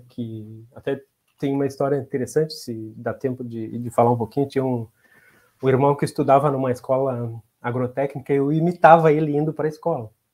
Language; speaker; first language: Portuguese; native; Portuguese